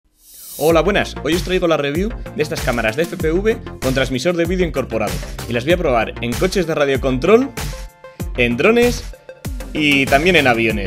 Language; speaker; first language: Spanish; native; Spanish